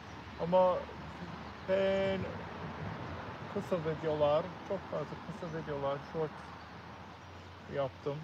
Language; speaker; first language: Turkish; non-native, learner; English